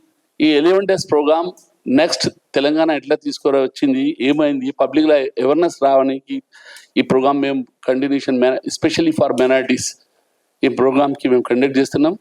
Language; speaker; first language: Telugu; non-native, local second language; Urdu